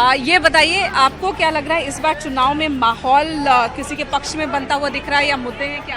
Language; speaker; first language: Hindi; native; Hindi